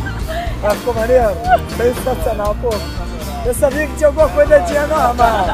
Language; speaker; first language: Portuguese; native; Portuguese